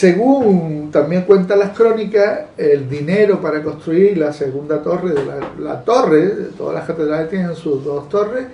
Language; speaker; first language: Spanish; native; Spanish